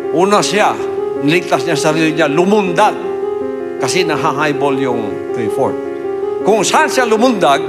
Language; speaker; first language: Filipino; non-native, local second language; Cebuano